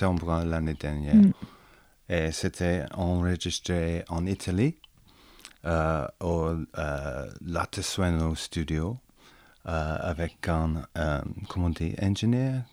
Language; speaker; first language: French; non-native, learner; English